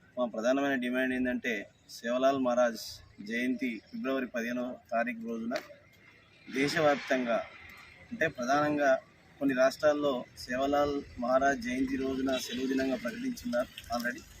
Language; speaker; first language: Telugu; non-native, local second language; Lambadi